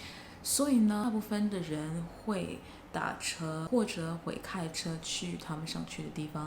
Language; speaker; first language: Chinese; non-native, fluent; English